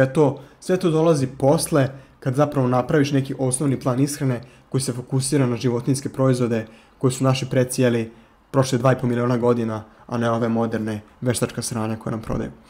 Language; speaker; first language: Serbian; native; Serbian